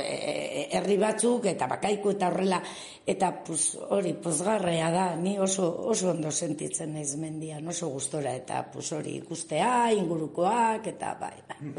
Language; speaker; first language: Basque; non-native, local second language; Spanish